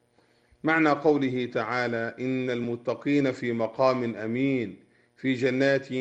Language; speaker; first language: Arabic; native; Arabic